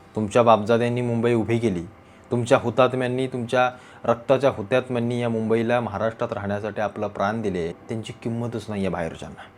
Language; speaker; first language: Marathi; native; Marathi